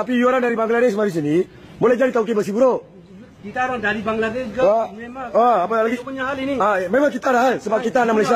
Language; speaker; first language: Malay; non-native, local second language; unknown